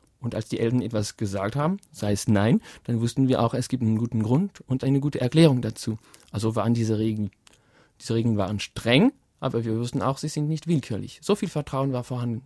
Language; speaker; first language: German; non-native, fluent; French